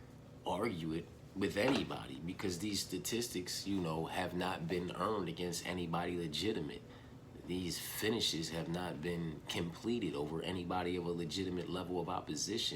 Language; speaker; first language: English; native; English